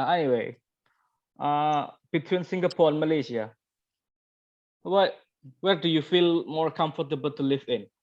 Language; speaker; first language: English; non-native, learner; Indonesian